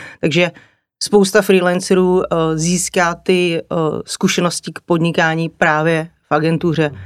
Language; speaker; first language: Czech; native; Czech